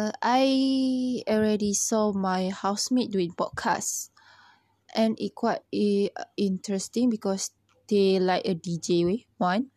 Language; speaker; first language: English; non-native, learner; Malay